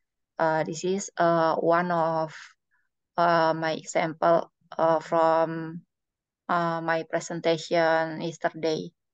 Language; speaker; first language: English; non-native, learner; Indonesian